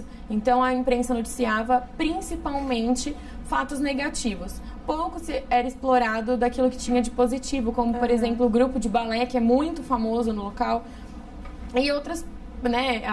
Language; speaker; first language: Portuguese; native; Portuguese